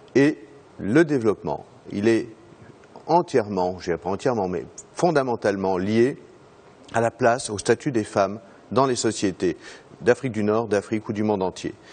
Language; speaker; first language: French; native; French